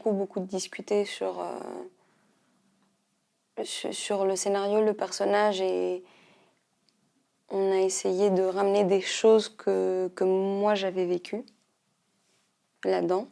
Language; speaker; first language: French; early bilingual, heritage; French